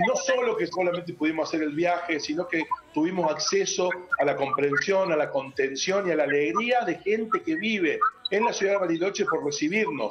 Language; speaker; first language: Spanish; native; Spanish